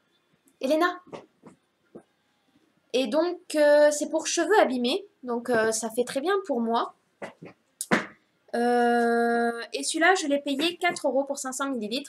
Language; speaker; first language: French; native; French